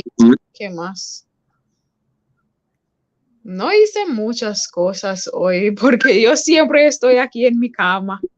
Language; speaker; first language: Spanish; non-native, fluent; English